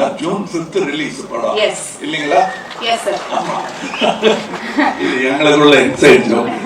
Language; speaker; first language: Tamil; native; Tamil